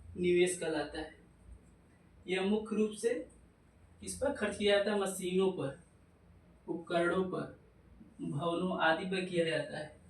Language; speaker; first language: Hindi; native; Hindi